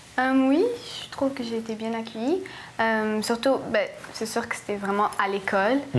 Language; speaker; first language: French; early bilingual, other home language; Arabic